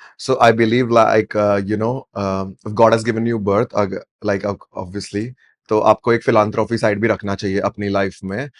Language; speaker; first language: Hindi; native; Hindi